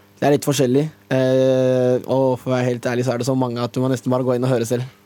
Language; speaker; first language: Norwegian; native; Norwegian